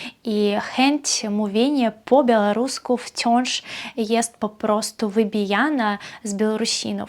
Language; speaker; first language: Polish; non-native, fluent; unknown